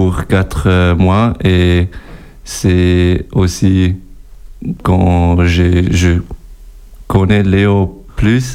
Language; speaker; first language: French; non-native, learner; German